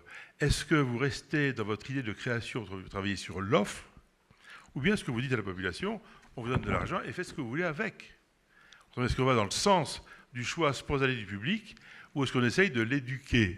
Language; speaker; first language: French; native; French